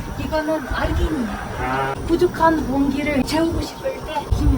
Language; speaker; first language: Korean; non-native, fluent; Ukrainian